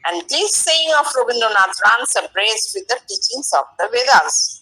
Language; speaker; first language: English; non-native, local second language; Bangla